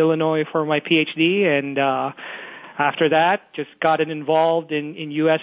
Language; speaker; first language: English; non-native, local second language; Filipino